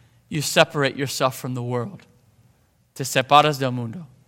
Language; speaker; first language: English; native; English